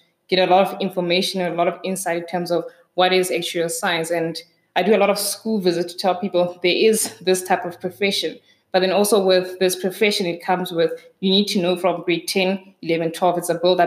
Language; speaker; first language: English; non-native, local second language; Southern Sotho